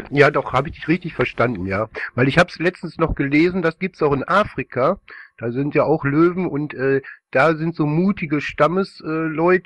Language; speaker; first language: German; native; German